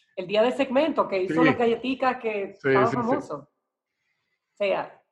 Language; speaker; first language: Spanish; native; Spanish